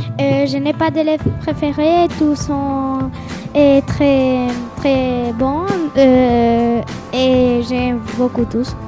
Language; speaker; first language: French; non-native, learner; Spanish